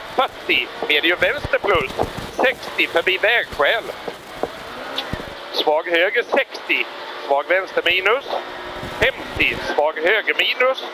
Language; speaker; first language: Swedish; native; Swedish